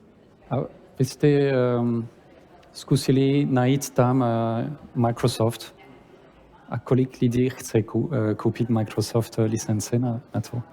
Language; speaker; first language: Czech; non-native, learner; French